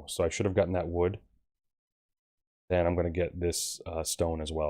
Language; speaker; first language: English; native; English